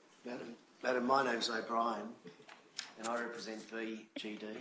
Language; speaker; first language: English; native; English